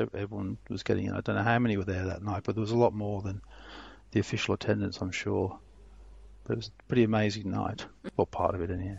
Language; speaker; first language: English; native; English